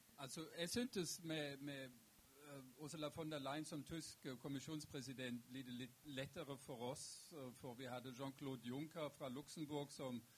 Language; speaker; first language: Norwegian; non-native, fluent; German